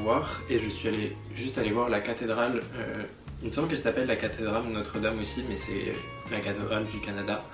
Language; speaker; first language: French; native; French